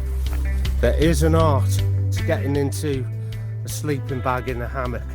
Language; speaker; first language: English; native; English